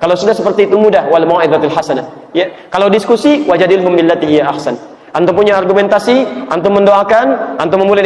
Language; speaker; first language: Indonesian; native; Indonesian